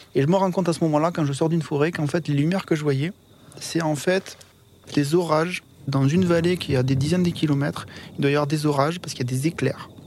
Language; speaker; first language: French; native; French